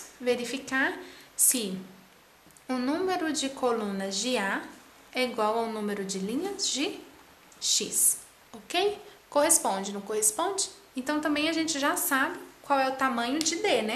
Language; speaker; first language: Portuguese; native; Portuguese